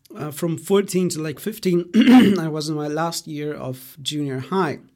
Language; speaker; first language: English; non-native, fluent; Greek